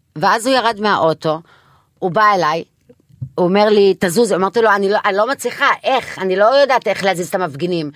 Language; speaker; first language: Hebrew; non-native, local second language; Arabic